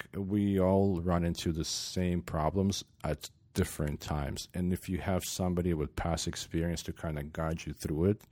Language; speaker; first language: English; non-native, fluent; Ukrainian